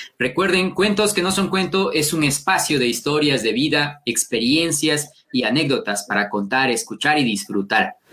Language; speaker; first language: Spanish; native; Spanish